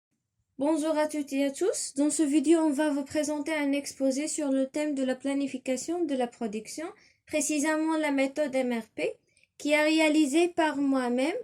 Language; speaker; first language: French; non-native, local second language; Arabic